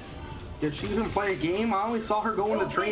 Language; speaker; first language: English; native; English